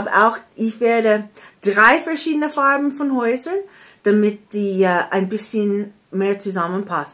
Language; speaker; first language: German; non-native, fluent; English